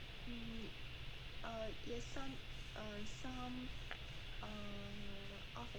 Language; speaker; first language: English; non-native, learner; Chinese